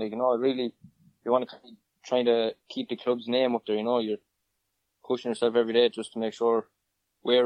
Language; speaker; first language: English; native; English